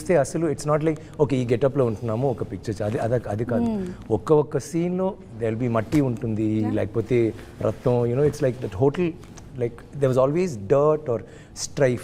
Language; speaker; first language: Telugu; non-native, learner; Tamil